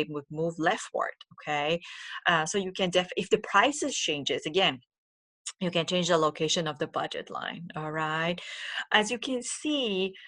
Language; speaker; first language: English; non-native, fluent; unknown